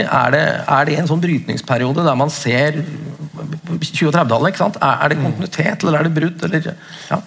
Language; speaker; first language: Norwegian; native; Norwegian